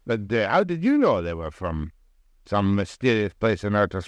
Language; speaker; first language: English; native; English